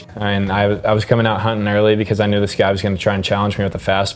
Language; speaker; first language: English; native; English